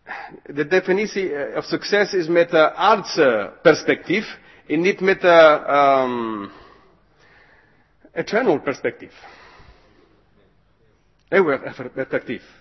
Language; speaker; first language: Dutch; non-native, fluent; English